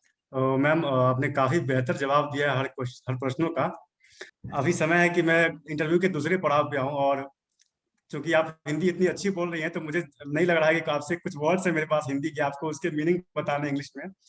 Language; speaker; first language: Hindi; native; Hindi